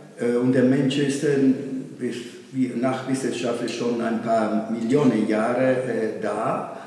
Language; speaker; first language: German; non-native, learner; Italian